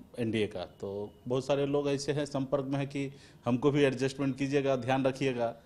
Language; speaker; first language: Hindi; native; Hindi